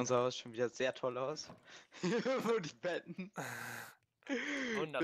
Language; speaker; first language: German; native; German